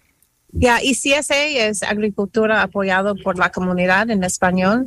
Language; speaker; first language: Spanish; non-native, fluent; English